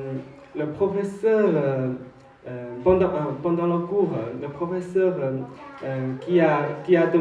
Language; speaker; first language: French; non-native, learner; Chinese